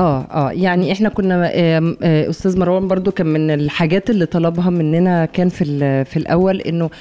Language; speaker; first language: Arabic; native; Arabic